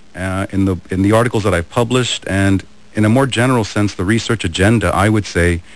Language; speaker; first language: English; early bilingual, other home language; Spanish